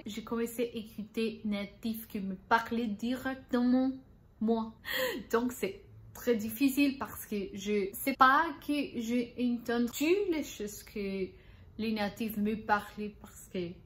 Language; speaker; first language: French; non-native, learner; Spanish